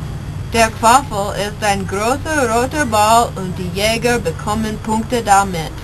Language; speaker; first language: German; non-native, learner; English